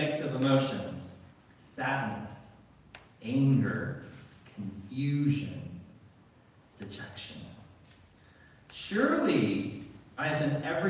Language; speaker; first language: English; native; English